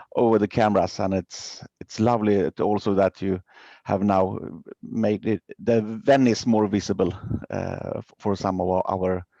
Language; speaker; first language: English; non-native, fluent; Swedish